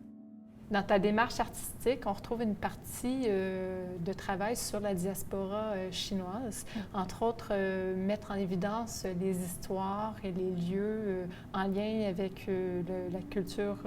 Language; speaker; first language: French; native; French